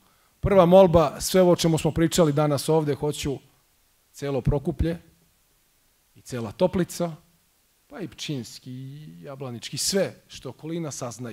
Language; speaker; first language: Croatian; native; Croatian